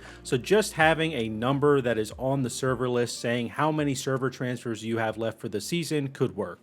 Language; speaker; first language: English; native; English